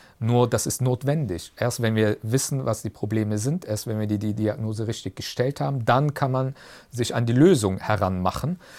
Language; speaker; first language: German; early bilingual, other home language; Turkish